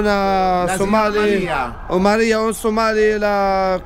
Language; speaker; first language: Italian; non-native, learner; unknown